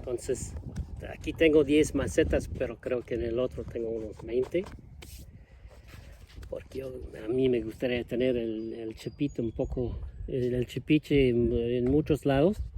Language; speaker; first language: Spanish; non-native, fluent; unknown